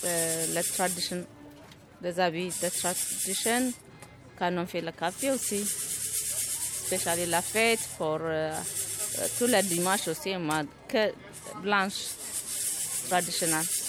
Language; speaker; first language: French; non-native, learner; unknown